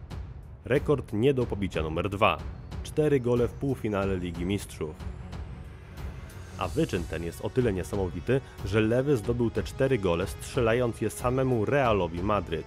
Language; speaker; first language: Polish; native; Polish